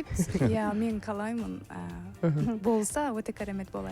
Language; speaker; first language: Kazakh; non-native, learner; Turkish